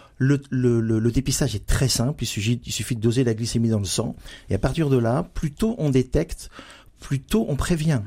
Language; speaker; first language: French; native; French